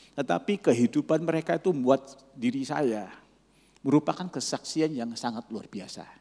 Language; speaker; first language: Indonesian; non-native, fluent; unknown